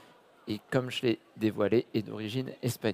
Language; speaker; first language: French; native; French